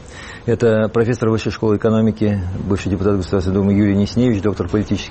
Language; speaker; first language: Russian; native; Russian